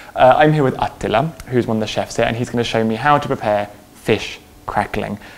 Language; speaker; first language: English; native; English